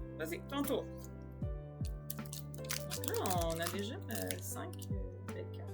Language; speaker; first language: French; native; French